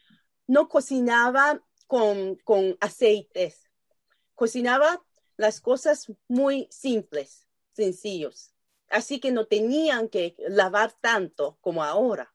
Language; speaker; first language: Spanish; non-native, learner; Japanese